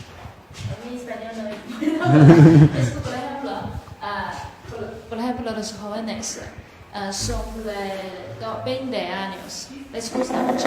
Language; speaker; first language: Spanish; non-native, learner; Chinese